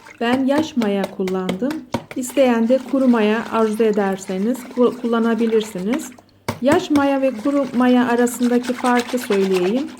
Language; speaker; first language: Turkish; native; Turkish